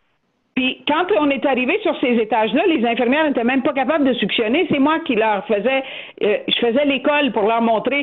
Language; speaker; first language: French; native; French